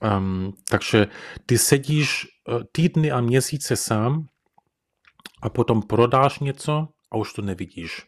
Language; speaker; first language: Czech; early bilingual, heritage; Czech